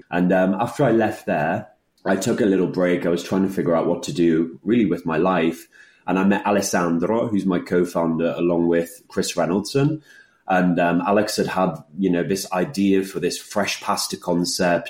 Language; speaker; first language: English; native; English